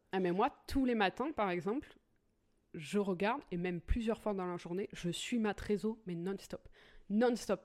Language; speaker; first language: French; native; French